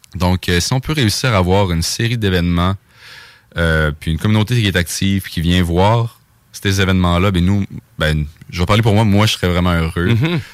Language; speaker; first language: French; native; French